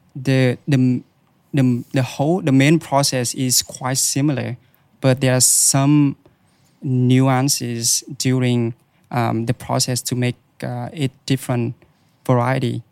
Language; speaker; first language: English; non-native, fluent; Vietnamese